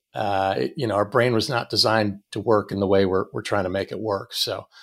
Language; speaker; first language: English; native; English